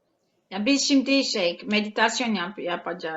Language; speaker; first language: Turkish; non-native, learner; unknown